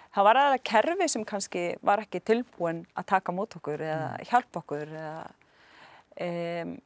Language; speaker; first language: Icelandic; non-native, fluent; Arabic